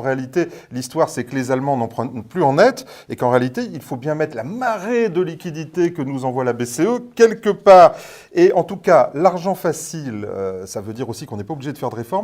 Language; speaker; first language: French; native; French